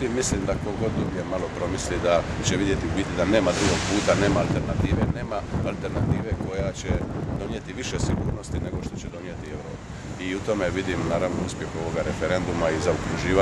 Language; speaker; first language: Croatian; native; Croatian